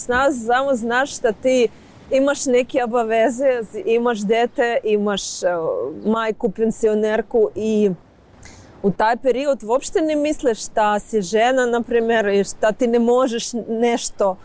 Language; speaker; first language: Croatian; non-native, learner; Ukrainian